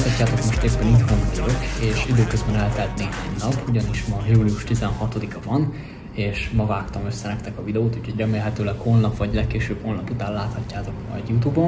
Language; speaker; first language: Hungarian; native; Hungarian